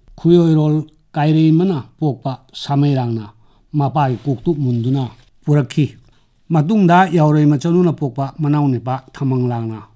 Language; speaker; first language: Manipuri; native; Manipuri